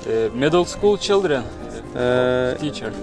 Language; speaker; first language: English; non-native, learner; Lithuanian